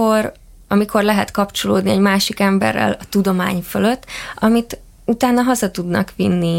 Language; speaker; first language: Hungarian; native; Hungarian